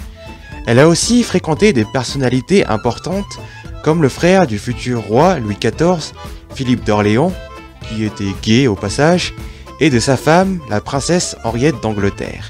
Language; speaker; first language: French; native; French